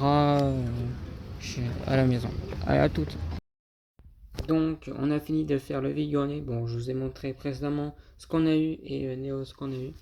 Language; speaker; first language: French; native; French